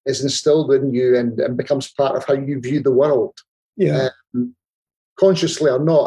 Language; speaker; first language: English; native; English